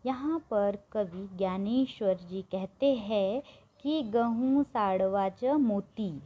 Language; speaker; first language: Hindi; non-native, local second language; Marathi